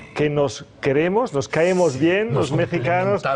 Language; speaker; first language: Spanish; early bilingual, other home language; German